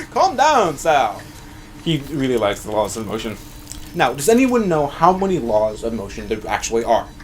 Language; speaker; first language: English; native; English